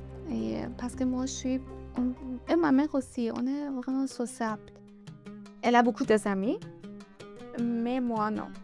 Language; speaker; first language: French; non-native, learner; Persian